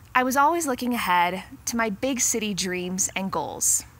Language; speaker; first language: English; native; English